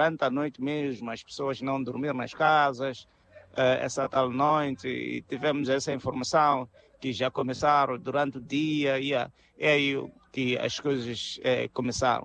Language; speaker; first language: Portuguese; non-native, local second language; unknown